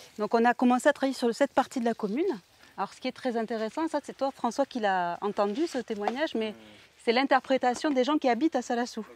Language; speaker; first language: French; native; French